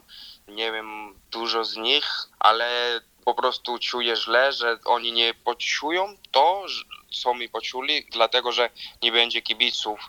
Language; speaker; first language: Polish; non-native, learner; Georgian